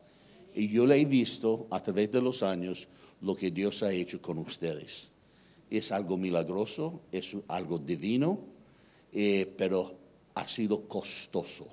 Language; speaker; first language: Spanish; non-native, fluent; English